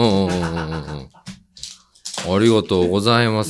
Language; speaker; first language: Japanese; native; Japanese